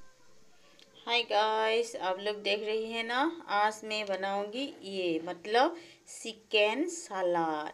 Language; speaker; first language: Hindi; non-native, local second language; Assamese